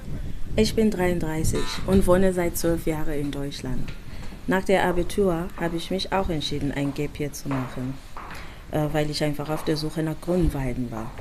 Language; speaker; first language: German; non-native, fluent; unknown